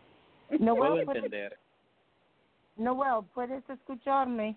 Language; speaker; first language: Spanish; non-native, learner; English